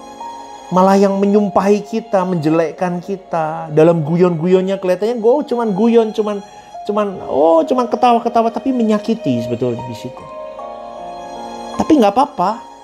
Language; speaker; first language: Indonesian; native; Indonesian